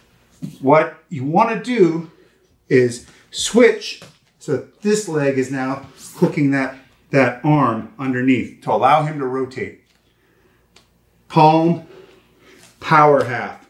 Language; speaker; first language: English; native; English